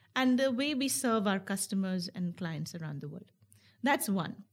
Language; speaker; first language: English; non-native, local second language; Hindi